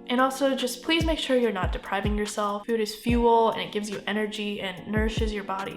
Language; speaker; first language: English; native; English